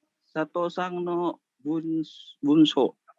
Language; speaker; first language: Japanese; non-native, learner; Indonesian